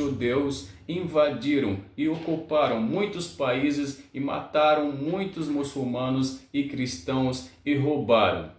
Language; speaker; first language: Portuguese; non-native, learner; Arabic